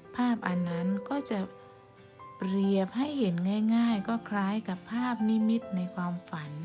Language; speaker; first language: Thai; native; Thai